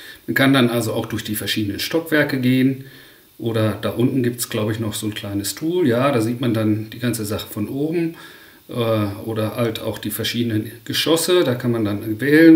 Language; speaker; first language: German; native; German